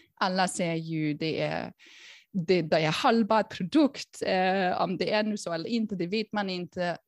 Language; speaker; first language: Swedish; non-native, fluent; German